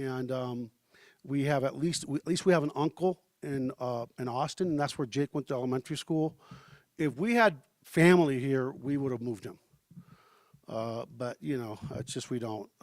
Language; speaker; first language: English; early bilingual, heritage; Spanish